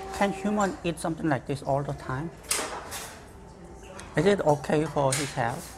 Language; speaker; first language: English; non-native, fluent; Korean